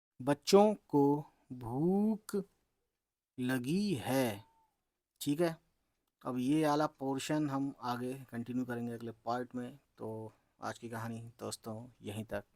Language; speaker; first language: Hindi; native; Hindi